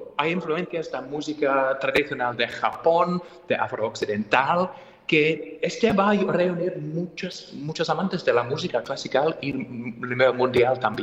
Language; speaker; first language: Spanish; non-native, fluent; English